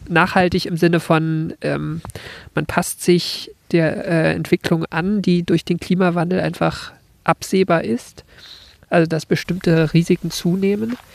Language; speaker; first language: German; native; German